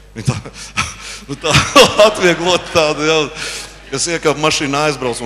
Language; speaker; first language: Latvian; native; Latvian